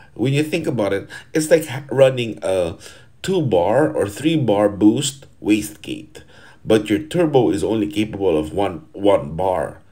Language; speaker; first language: English; non-native, fluent; Portuguese